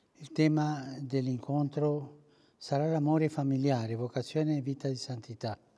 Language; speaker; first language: Italian; early bilingual, heritage; Italian